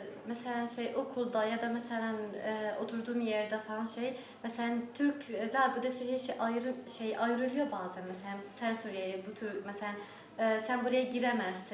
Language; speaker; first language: Turkish; non-native, learner; Arabic